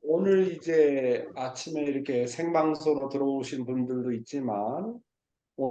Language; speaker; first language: Korean; native; Korean